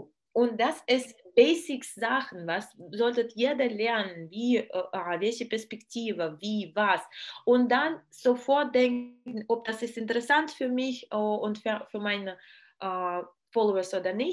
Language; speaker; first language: German; non-native, learner; Russian